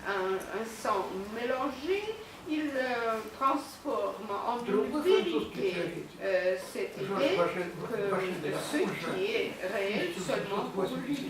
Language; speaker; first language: French; non-native, fluent; Russian